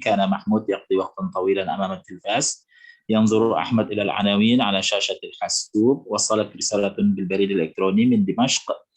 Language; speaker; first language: Arabic; non-native, fluent; Indonesian